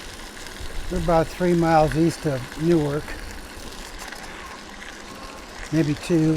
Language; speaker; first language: English; native; English